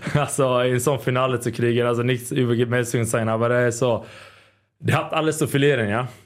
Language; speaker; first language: German; non-native, learner; Swedish